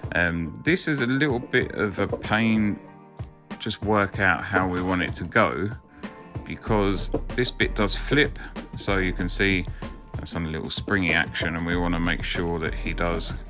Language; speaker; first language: English; native; English